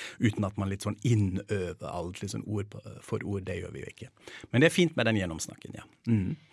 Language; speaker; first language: Norwegian; non-native, fluent; German